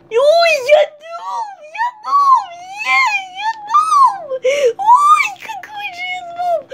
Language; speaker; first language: Russian; early bilingual, heritage; Russian